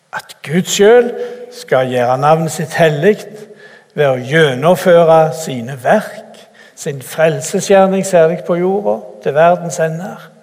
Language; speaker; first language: Norwegian; native; Norwegian